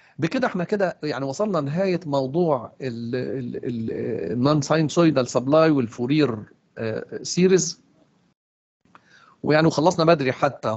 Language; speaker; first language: Arabic; native; Arabic